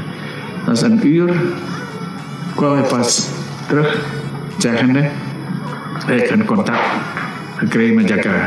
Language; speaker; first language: Dutch; non-native, local second language; Minangkabau